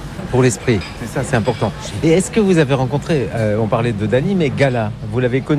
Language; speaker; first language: French; native; French